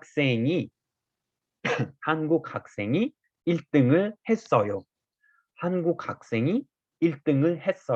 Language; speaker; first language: Korean; non-native, fluent; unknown